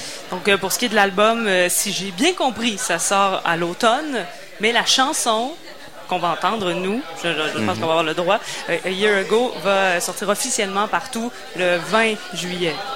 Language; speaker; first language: French; native; French